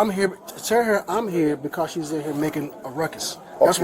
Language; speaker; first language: English; native; English